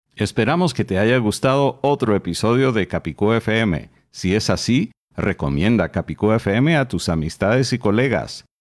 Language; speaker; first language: Spanish; non-native, fluent; English